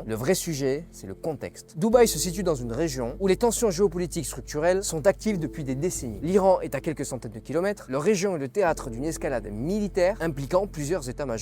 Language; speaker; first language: French; native; French